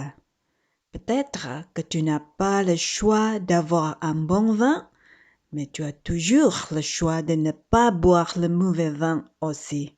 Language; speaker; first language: French; non-native, fluent; English